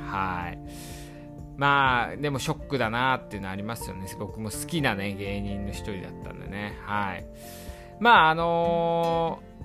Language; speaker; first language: Japanese; native; Japanese